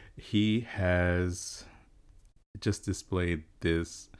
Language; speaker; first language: English; early bilingual, other home language; Yoruba